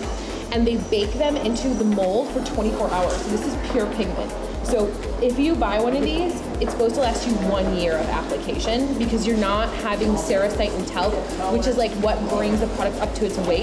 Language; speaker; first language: English; native; English